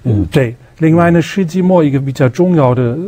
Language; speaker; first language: Chinese; non-native, fluent; German